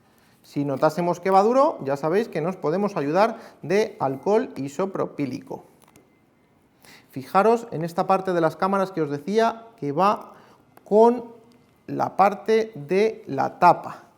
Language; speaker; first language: Spanish; native; Spanish